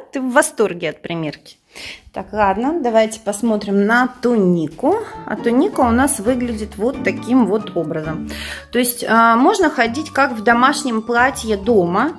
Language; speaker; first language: Russian; native; Russian